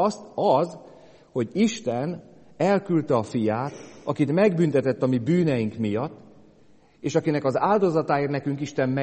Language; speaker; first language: Hungarian; native; Hungarian